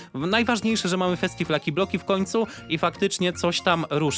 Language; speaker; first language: Polish; native; Polish